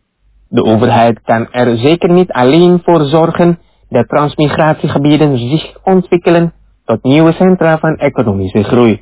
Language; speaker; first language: Dutch; non-native, fluent; Indonesian